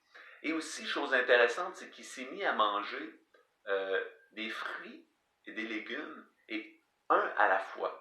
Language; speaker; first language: French; native; French